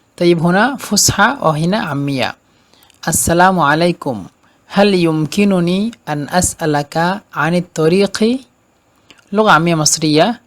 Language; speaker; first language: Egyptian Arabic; non-native, fluent; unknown